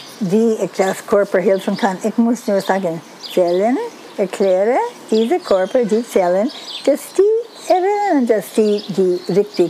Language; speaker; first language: German; non-native, learner; English